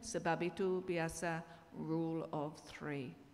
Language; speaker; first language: Indonesian; non-native, learner; English